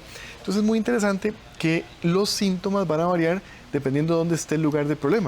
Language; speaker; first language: Spanish; native; Spanish